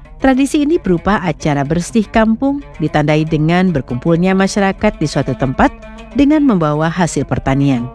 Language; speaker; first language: Indonesian; native; Indonesian